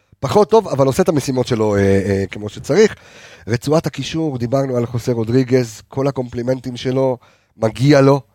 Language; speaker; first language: Hebrew; native; Hebrew